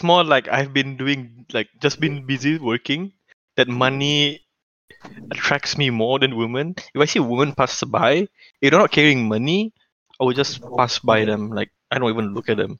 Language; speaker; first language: English; non-native, local second language; Malay